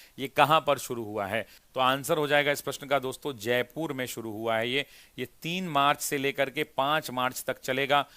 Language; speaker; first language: Hindi; native; Hindi